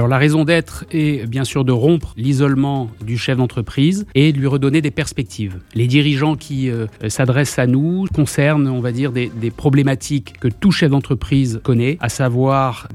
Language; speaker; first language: French; native; French